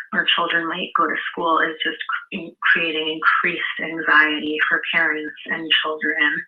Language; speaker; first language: English; native; English